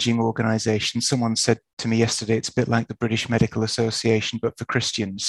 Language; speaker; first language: English; native; English